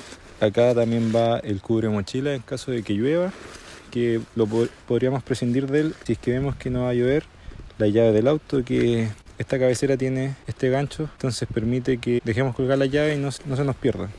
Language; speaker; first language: Spanish; native; Spanish